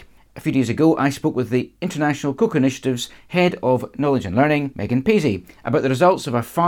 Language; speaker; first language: English; native; English